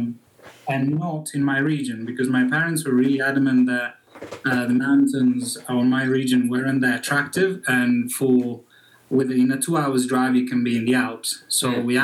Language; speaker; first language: English; non-native, fluent; Italian